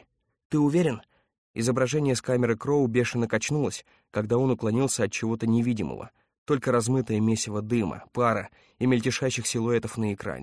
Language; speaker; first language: Russian; native; Russian